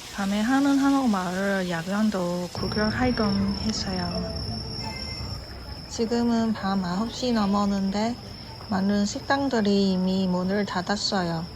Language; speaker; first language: Korean; non-native, fluent; Cantonese